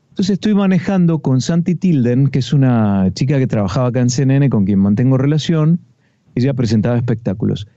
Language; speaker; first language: Spanish; native; Spanish